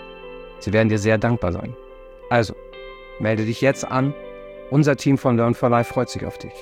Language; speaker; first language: German; native; German